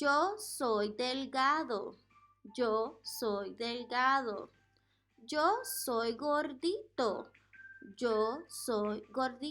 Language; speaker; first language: Spanish; non-native, fluent; English